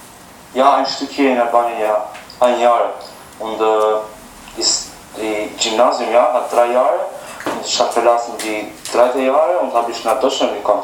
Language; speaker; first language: German; non-native, learner; Albanian